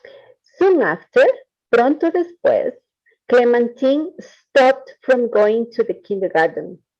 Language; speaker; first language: English; non-native, fluent; Spanish